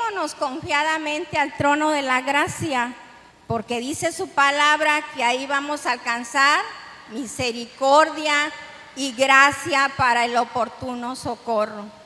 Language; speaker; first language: Spanish; native; Spanish